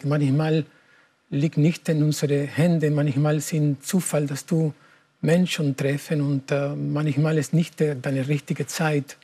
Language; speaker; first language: German; non-native, learner; Spanish